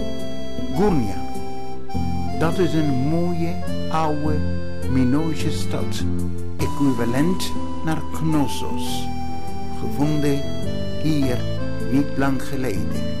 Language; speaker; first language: Dutch; non-native, fluent; Greek